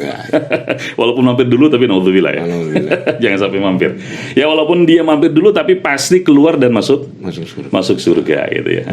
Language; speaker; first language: Indonesian; native; Indonesian